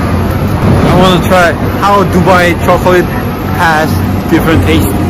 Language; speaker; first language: English; non-native, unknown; Korean